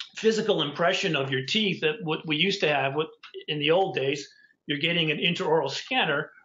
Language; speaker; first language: English; native; English